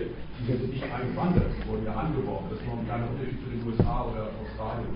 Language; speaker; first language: German; native; German